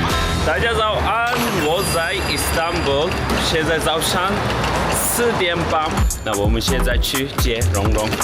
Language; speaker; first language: Chinese; non-native, fluent; Turkish